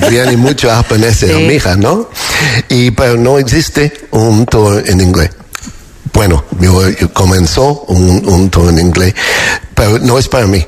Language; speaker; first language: Spanish; non-native, learner; English